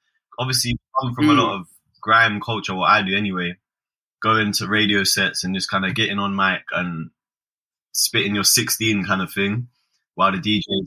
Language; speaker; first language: English; native; English